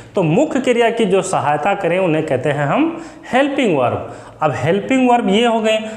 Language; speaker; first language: Hindi; native; Hindi